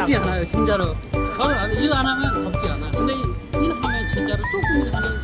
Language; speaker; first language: Korean; non-native, learner; Nepali